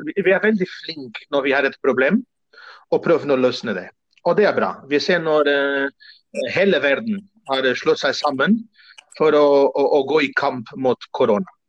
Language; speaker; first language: Norwegian; non-native, fluent; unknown